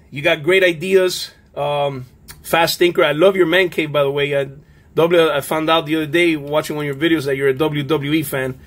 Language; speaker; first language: English; native; English